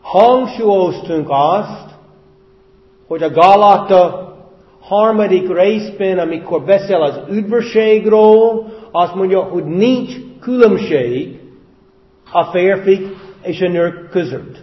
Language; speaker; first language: Hungarian; non-native, fluent; English